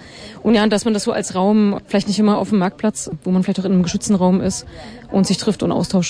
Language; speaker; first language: German; native; German